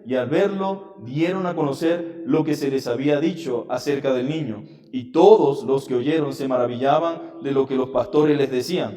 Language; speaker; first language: Spanish; native; Spanish